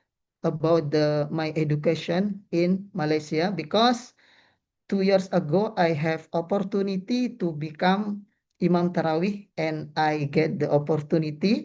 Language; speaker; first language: English; non-native, learner; Indonesian